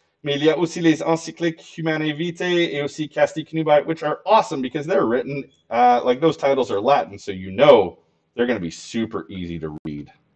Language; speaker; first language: English; native; English